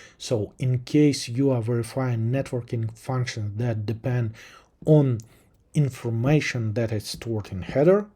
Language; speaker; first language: English; non-native, fluent; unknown